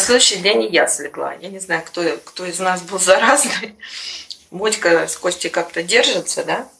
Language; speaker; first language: Russian; native; Russian